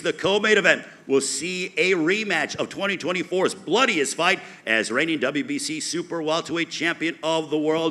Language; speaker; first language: English; native; English